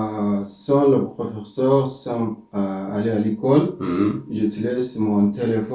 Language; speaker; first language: French; non-native, learner; Arabic